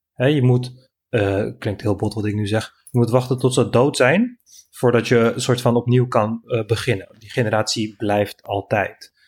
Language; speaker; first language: Dutch; non-native, fluent; Turkish